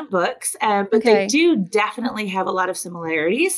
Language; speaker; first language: English; native; English